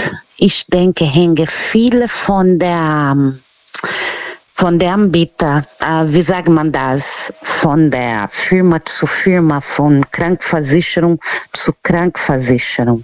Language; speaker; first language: German; non-native, fluent; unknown